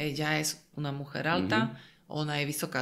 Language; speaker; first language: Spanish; non-native, fluent; Slovak